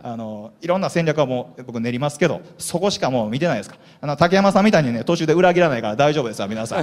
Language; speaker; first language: Japanese; native; Japanese